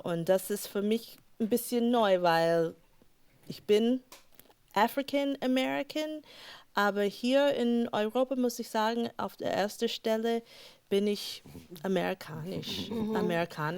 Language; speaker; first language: German; non-native, fluent; English